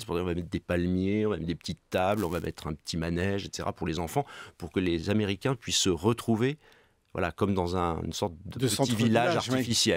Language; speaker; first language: French; native; French